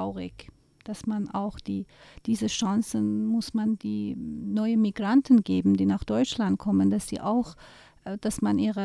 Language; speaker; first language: German; non-native, fluent; Persian